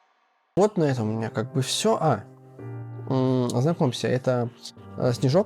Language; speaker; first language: Russian; native; Russian